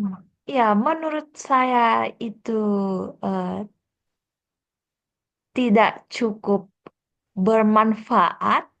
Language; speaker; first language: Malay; non-native, fluent; Korean